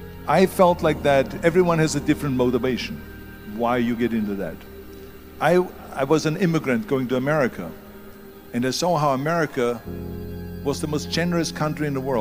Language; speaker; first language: English; non-native, fluent; German